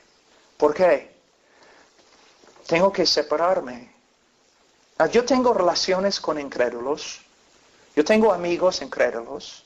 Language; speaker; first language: Spanish; non-native, fluent; English